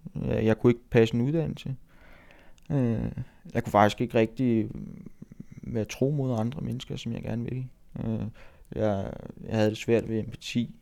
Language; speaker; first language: Danish; native; Danish